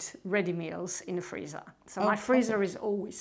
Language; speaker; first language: English; non-native, fluent; French